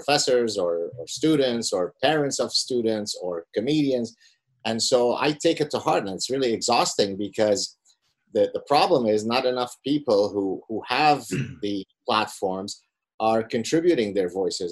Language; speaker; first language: English; early bilingual, other home language; Arabic